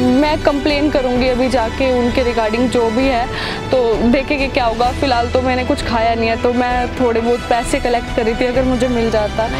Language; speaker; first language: Hindi; native; Hindi